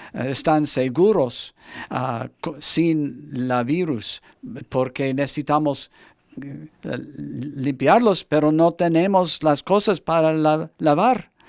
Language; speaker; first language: Spanish; non-native, fluent; English